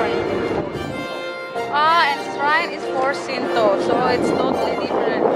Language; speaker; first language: English; non-native, learner; Indonesian